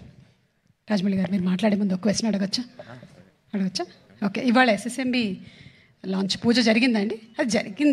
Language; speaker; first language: Telugu; native; Telugu